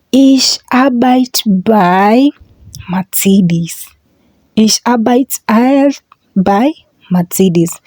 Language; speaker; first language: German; non-native, fluent; English